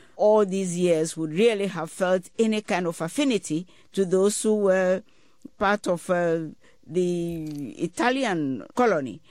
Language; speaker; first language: English; non-native, local second language; Ewe